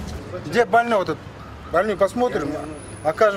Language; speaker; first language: Russian; non-native, local second language; Kyrgyz